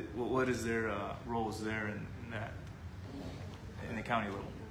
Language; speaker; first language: English; native; English